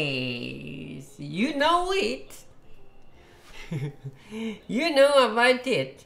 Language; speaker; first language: English; non-native, learner; Japanese